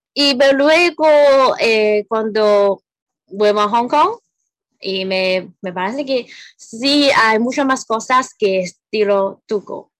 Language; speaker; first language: Spanish; non-native, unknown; Cantonese